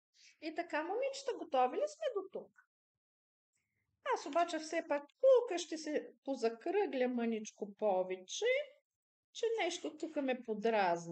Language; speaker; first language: Bulgarian; native; Bulgarian